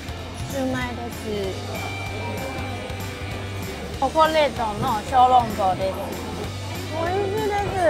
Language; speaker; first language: Japanese; non-native, fluent; Chinese